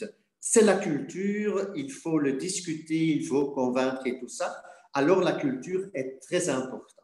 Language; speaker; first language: French; non-native, fluent; Dutch